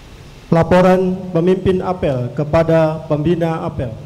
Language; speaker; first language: Indonesian; native; Indonesian